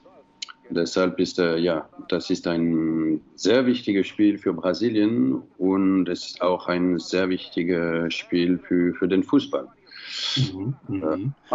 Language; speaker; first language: German; non-native, fluent; French